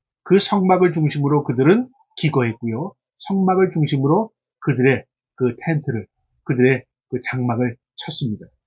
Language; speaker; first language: Korean; native; Korean